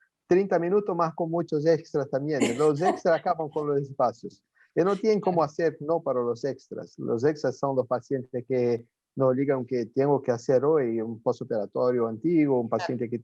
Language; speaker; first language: Spanish; non-native, fluent; Portuguese